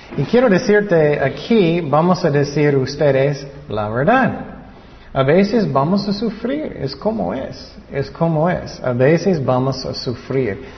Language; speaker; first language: Spanish; non-native, fluent; English